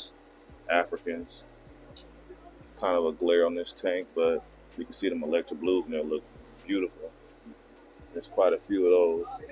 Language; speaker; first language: English; native; English